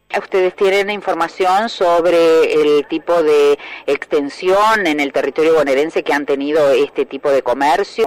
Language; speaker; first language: Spanish; native; Spanish